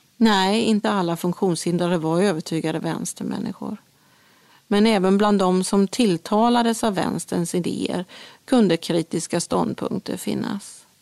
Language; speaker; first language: Swedish; native; Swedish